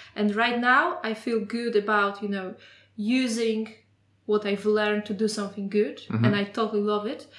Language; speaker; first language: English; non-native, fluent; Polish